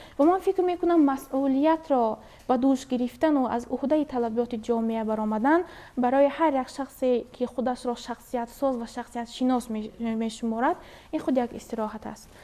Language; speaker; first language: Tajik; native; Tajik